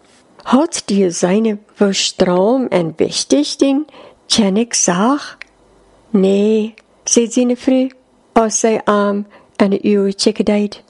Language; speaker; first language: German; non-native, learner; Plautdietsch